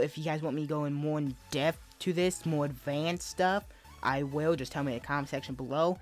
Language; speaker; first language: English; native; English